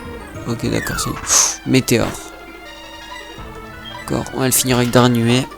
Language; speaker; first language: French; native; French